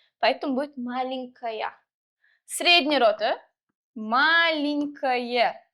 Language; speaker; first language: Russian; non-native, local second language; Uzbek